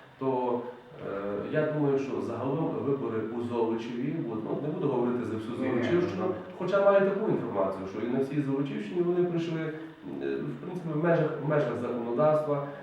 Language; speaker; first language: Ukrainian; native; Ukrainian